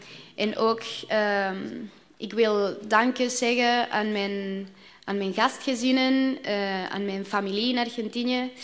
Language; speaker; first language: Dutch; non-native, learner; Spanish